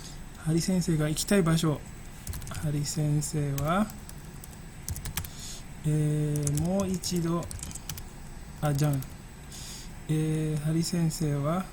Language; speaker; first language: Japanese; non-native, fluent; Indonesian